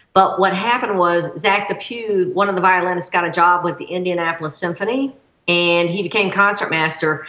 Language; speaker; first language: English; native; English